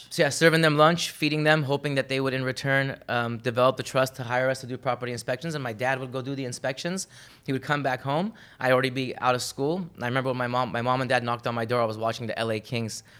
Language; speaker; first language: English; early bilingual, other home language; Armenian